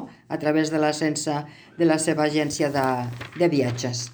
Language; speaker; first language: Catalan; native; Catalan